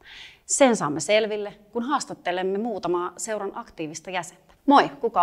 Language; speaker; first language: Finnish; native; Finnish